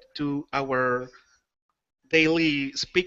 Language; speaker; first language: English; non-native, learner; Spanish